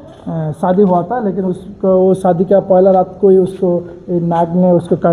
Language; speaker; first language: Hindi; non-native, learner; Bangla